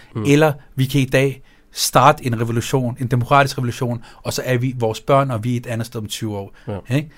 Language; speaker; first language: Danish; early bilingual, other home language; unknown